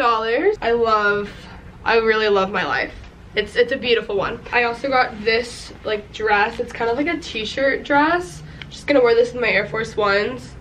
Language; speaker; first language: English; native; English